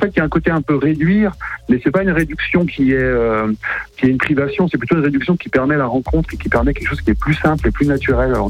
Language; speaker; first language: French; native; French